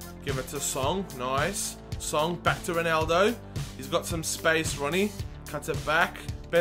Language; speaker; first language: English; native; English